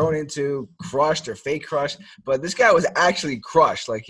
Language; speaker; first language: English; native; English